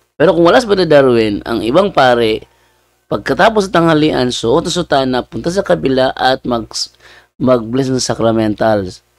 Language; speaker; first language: Filipino; native; Filipino